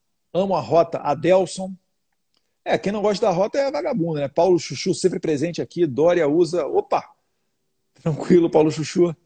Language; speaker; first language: Portuguese; native; Portuguese